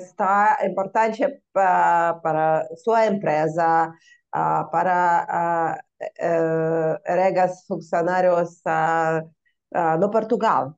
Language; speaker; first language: Portuguese; non-native, learner; Russian